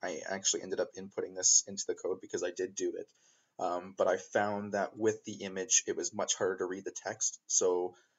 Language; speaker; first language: English; native; English